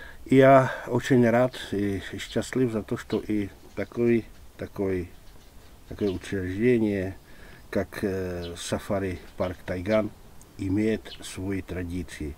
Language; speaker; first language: Russian; non-native, fluent; Czech